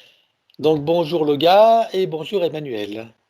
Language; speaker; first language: French; native; French